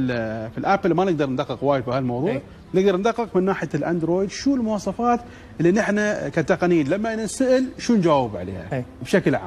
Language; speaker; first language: Arabic; native; Arabic